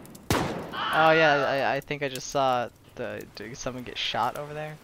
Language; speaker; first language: English; native; English